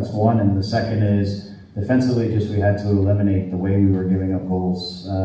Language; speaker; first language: English; native; English